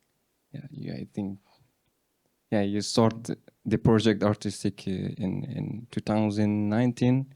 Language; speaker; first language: English; non-native, learner; Persian